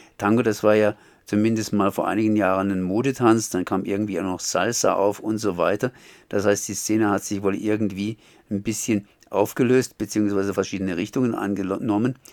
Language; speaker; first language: German; native; German